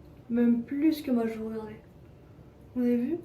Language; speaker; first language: French; native; French